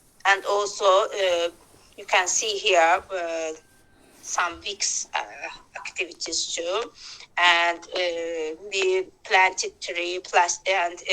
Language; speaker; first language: English; non-native, learner; Azerbaijani